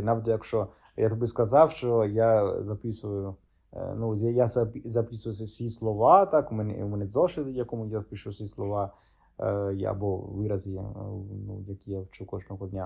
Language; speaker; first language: Ukrainian; non-native, fluent; Italian